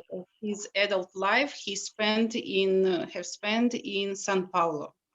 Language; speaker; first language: English; non-native, learner; Russian